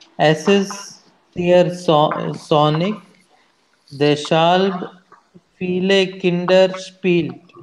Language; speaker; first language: German; non-native, learner; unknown